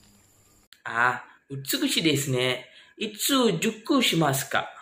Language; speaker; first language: Japanese; non-native, learner; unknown